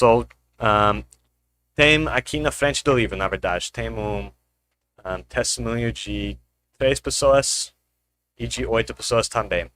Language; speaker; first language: Portuguese; non-native, fluent; English